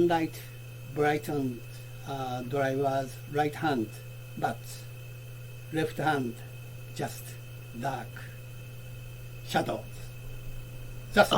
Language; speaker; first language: English; non-native, learner; Japanese